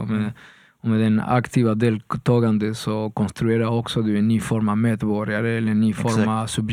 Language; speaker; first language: Swedish; non-native, fluent; Spanish